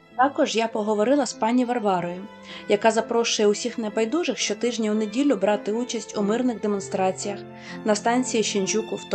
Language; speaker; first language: Ukrainian; native; Ukrainian